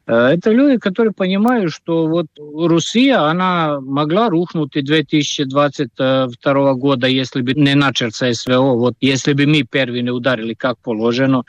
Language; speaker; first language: Russian; non-native, fluent; Serbian